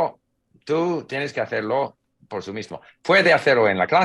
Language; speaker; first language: Spanish; non-native, fluent; English